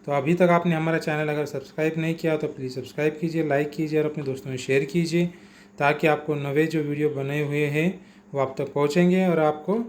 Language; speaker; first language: Hindi; non-native, local second language; Marathi